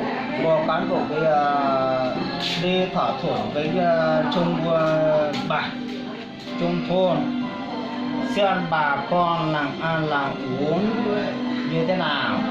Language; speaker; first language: Vietnamese; non-native, local second language; Hmong